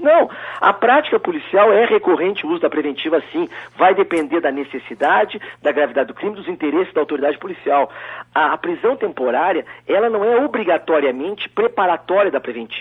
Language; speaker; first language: Portuguese; native; Portuguese